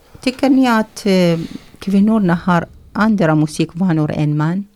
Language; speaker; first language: Swedish; non-native, learner; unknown